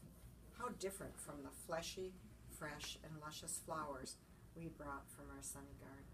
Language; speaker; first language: English; native; English